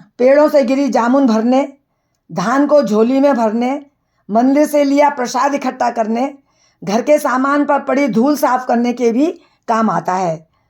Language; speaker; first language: Hindi; native; Hindi